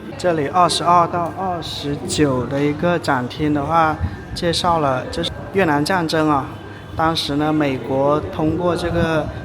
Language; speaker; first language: Chinese; native; Chinese